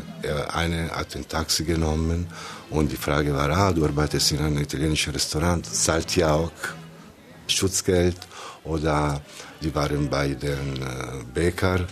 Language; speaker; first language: German; non-native, fluent; Italian